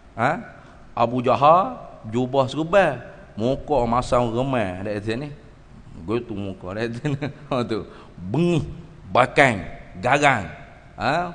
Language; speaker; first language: Malay; native; Malay